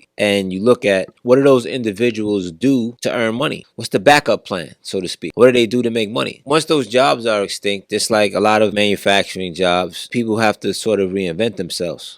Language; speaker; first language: English; native; English